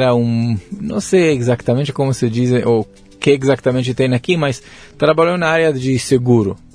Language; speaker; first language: Portuguese; non-native, learner; Hebrew